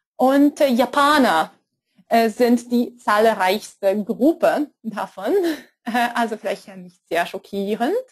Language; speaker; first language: German; non-native, fluent; Polish